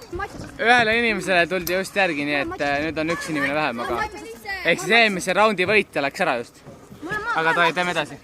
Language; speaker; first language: Estonian; native; Estonian